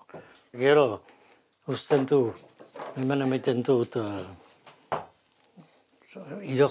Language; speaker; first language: Basque; native; Basque